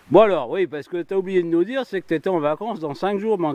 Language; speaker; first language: French; native; French